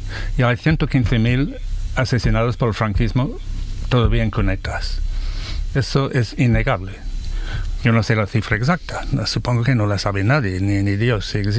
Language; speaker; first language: Spanish; non-native, fluent; English